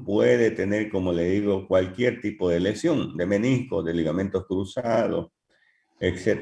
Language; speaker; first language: Spanish; native; Spanish